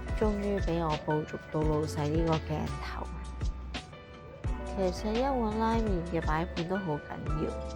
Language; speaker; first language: Cantonese; native; Cantonese